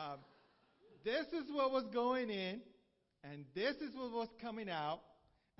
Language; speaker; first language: English; early bilingual, other home language; Spanish